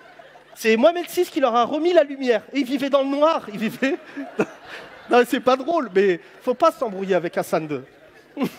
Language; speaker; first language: French; native; French